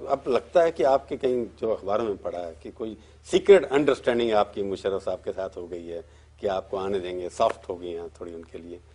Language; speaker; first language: Hindi; native; Hindi